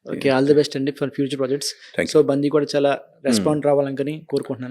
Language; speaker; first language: Telugu; native; Telugu